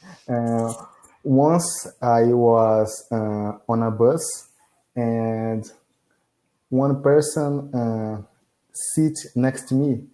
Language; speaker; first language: English; non-native, learner; Portuguese